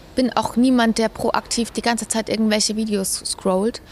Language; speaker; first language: German; native; German